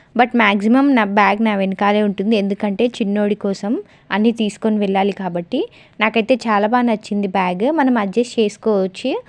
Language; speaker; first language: Telugu; non-native, local second language; Lambadi